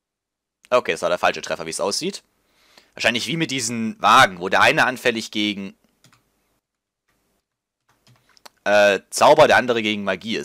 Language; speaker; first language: German; native; German